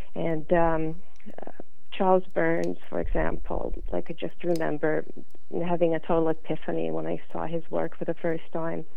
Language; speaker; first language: English; non-native, fluent; Serbian